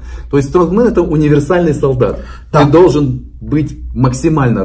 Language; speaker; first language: Russian; native; Russian